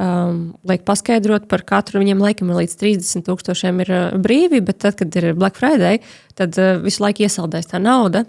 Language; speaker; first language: Latvian; native; Latvian